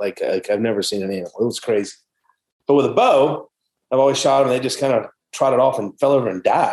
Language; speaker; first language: English; native; English